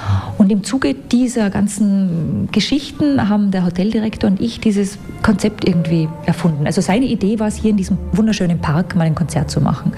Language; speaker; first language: German; native; German